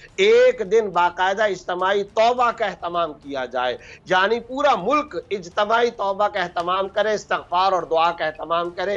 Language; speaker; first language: Urdu; native; Urdu